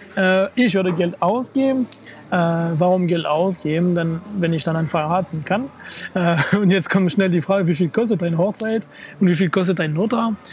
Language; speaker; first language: German; non-native, fluent; French